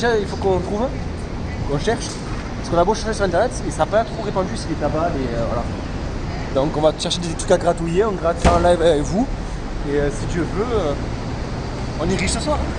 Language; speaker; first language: French; native; French